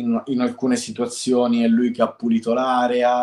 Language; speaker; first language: Italian; native; Italian